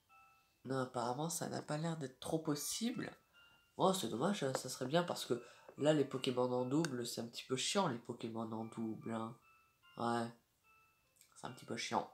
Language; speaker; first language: French; native; French